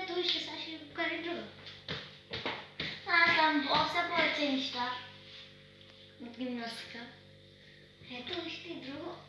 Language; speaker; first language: Bulgarian; early bilingual, heritage; Bulgarian